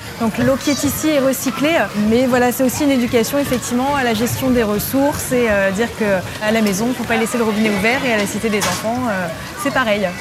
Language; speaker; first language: French; native; French